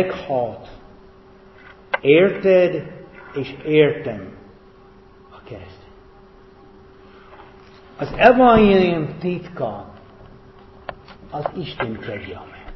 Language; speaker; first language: Hungarian; non-native, fluent; English